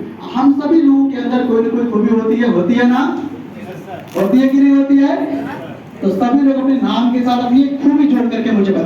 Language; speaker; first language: Hindi; native; Hindi